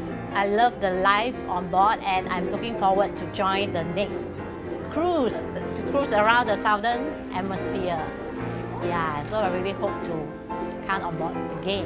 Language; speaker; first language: English; non-native, fluent; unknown